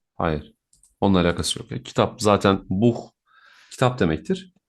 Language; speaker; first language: Turkish; native; Turkish